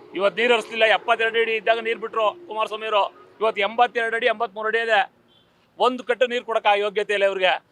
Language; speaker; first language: Kannada; native; Kannada